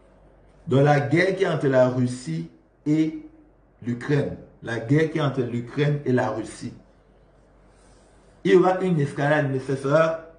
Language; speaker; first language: French; non-native, local second language; Malagasy